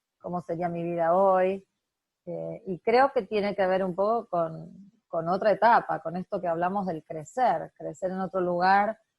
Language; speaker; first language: Spanish; native; Spanish